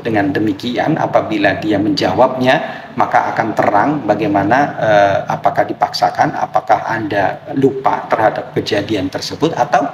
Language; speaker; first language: Indonesian; native; Indonesian